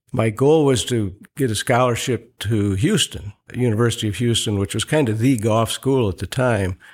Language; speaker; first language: English; native; English